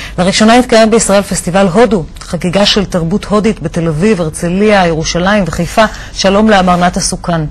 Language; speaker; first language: Hebrew; native; Hebrew